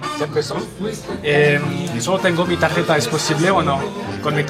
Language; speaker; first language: Spanish; non-native, learner; French